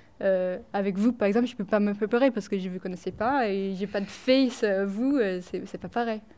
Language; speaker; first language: French; non-native, fluent; English